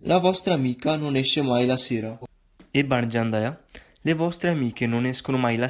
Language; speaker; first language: Italian; non-native, fluent; Punjabi